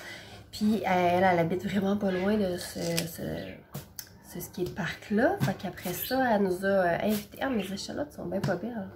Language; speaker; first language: French; native; French